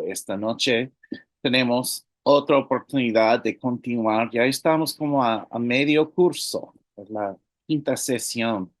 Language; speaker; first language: Spanish; non-native, fluent; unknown